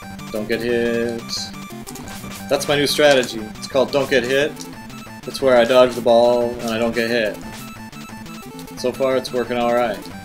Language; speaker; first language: English; native; English